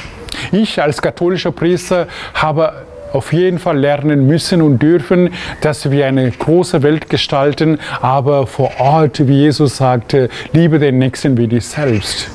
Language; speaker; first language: German; non-native, fluent; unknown